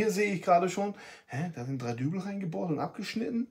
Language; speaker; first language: German; native; German